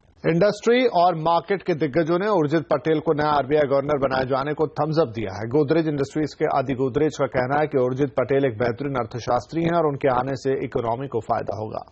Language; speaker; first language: Hindi; native; Hindi